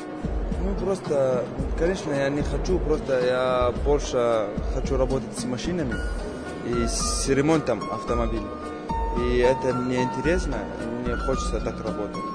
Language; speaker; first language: Russian; non-native, fluent; Arabic